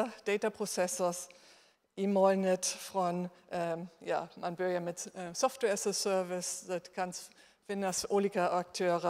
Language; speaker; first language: Swedish; non-native, fluent; German